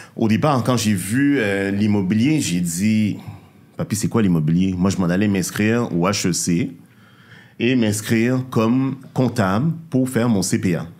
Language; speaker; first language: French; native; French